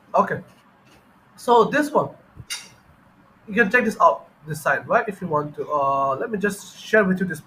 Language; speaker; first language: English; non-native, fluent; Bangla